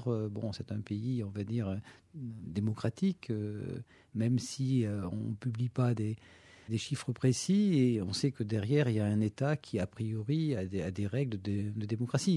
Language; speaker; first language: French; native; French